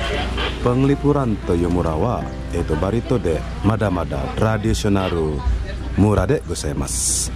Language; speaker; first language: Japanese; non-native, learner; Indonesian